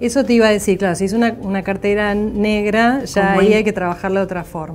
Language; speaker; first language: Spanish; native; Spanish